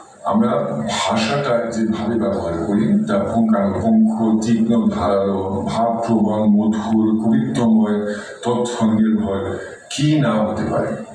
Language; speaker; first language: Bangla; non-native, fluent; German